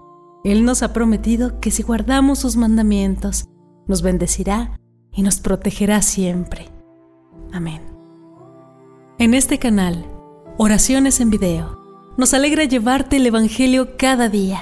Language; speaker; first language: Spanish; native; Spanish